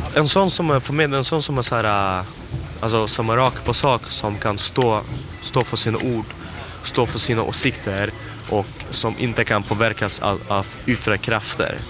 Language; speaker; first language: Swedish; early bilingual, other home language; Russian